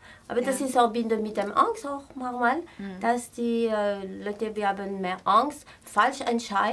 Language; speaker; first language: German; non-native, fluent; French